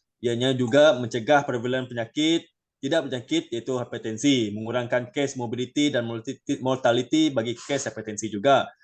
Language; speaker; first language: Malay; non-native, local second language; Iban